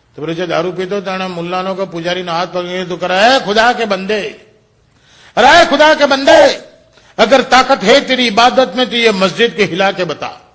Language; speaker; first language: Gujarati; native; Gujarati